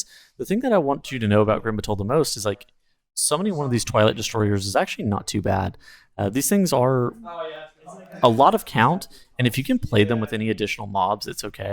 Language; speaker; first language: English; native; English